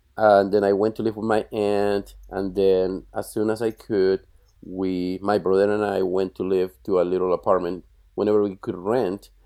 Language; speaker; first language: English; non-native, fluent; Spanish